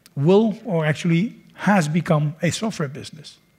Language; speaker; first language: English; non-native, fluent; Dutch